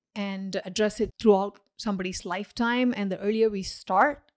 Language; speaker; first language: English; non-native, local second language; Tamil